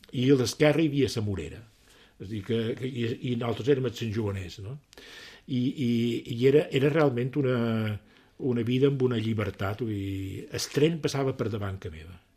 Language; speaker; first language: Catalan; native; Catalan